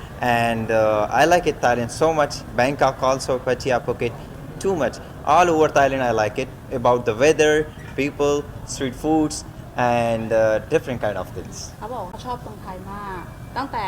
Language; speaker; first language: English; non-native, learner; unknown